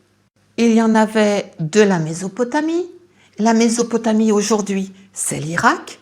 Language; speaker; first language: French; native; French